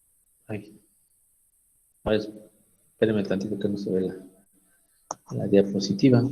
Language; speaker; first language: Spanish; native; Spanish